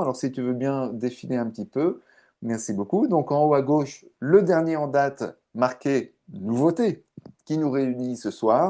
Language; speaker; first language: French; native; French